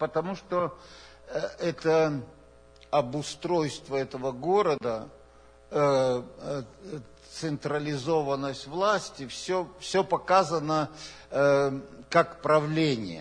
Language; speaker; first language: Russian; native; Russian